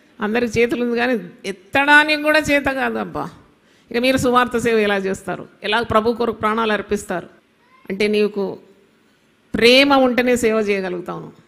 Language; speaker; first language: Telugu; non-native, local second language; Malayalam